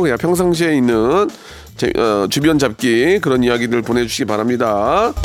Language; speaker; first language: Korean; native; Korean